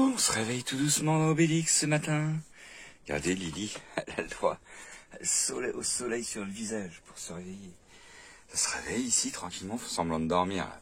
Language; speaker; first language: French; native; French